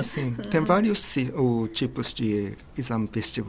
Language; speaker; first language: Portuguese; non-native, fluent; Japanese